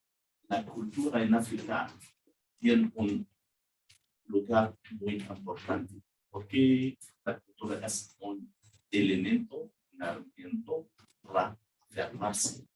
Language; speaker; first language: Spanish; non-native, learner; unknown